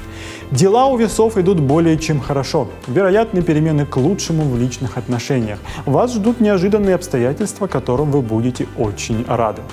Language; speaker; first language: Russian; native; Russian